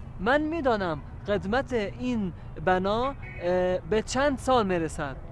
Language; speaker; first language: Persian; non-native, learner; Arabic